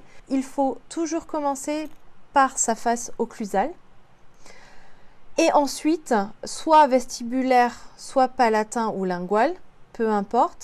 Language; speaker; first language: French; native; French